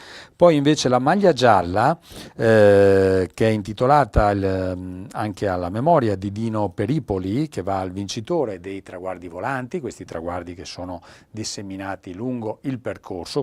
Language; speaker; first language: Italian; native; Italian